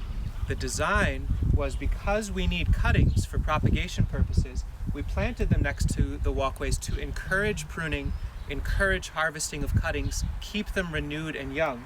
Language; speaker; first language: English; native; English